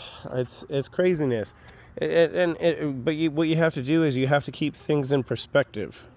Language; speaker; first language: English; native; English